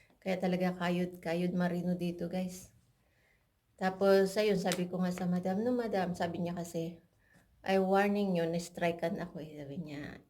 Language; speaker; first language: Filipino; native; Filipino